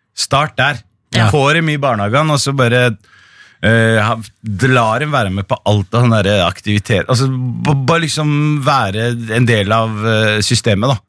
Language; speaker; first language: Norwegian; early bilingual, other home language; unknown